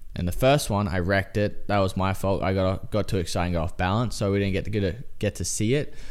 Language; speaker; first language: English; native; English